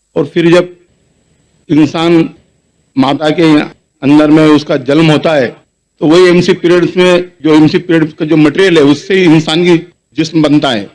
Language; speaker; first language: Urdu; non-native, local second language; Gujarati